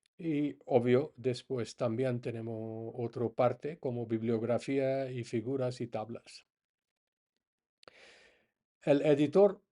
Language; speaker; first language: Spanish; non-native, fluent; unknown